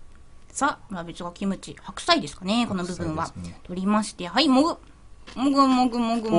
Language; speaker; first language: Japanese; native; Japanese